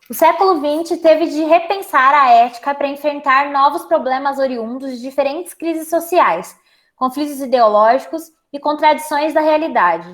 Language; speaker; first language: Portuguese; native; Portuguese